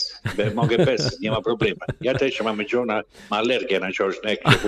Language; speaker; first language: Polish; non-native, learner; Italian